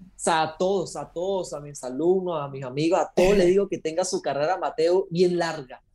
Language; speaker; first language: Spanish; native; Spanish